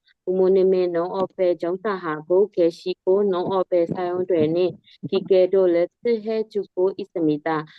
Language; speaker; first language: Korean; non-native, learner; Burmese